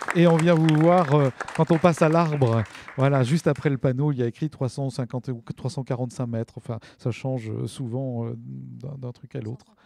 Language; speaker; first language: French; native; French